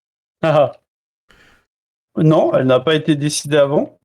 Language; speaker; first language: French; native; French